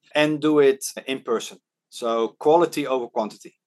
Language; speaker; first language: English; non-native, fluent; Dutch